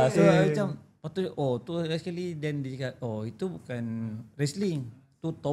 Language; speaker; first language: Malay; native; Malay